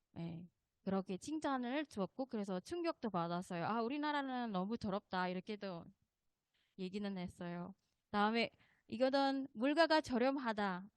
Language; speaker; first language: Korean; non-native, fluent; Indonesian